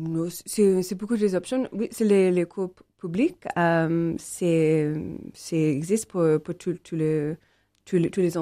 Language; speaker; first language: French; non-native, learner; English